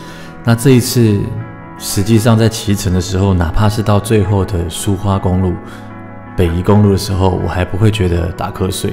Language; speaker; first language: Chinese; native; Chinese